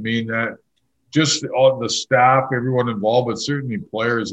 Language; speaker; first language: English; native; English